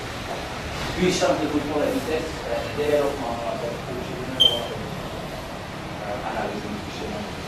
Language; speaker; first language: French; non-native, learner; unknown